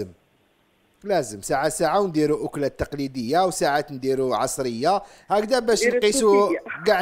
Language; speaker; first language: Arabic; native; Arabic